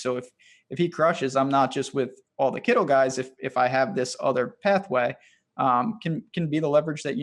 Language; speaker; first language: English; native; English